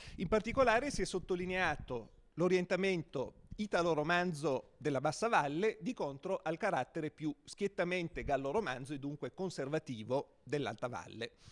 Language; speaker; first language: Italian; native; Italian